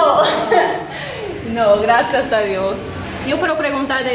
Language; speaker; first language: Spanish; non-native, learner; English